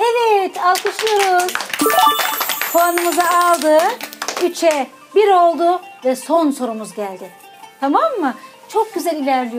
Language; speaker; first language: Turkish; native; Turkish